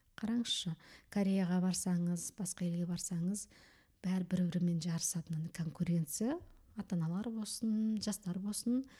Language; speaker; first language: Kazakh; early bilingual, heritage; Kazakh